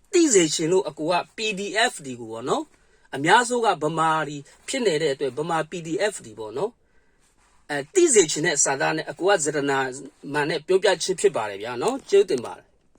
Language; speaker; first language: Burmese; non-native, local second language; Kachin